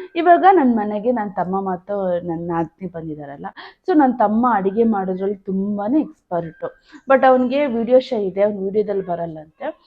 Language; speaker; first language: Kannada; native; Kannada